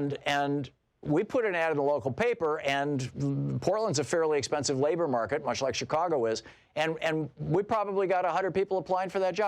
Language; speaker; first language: English; native; English